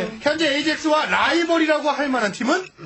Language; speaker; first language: Korean; native; Korean